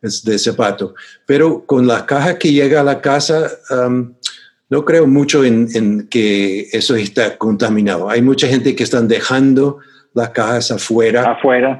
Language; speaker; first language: Spanish; non-native, fluent; English